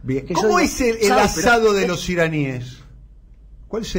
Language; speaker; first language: Spanish; native; Spanish